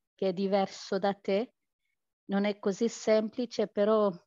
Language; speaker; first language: Italian; non-native, fluent; Albanian